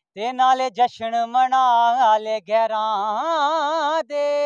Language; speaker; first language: Hindi; native; Hindi